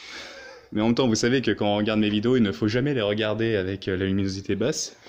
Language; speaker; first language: French; native; French